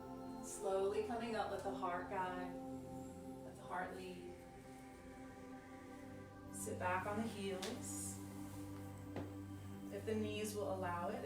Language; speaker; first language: English; native; English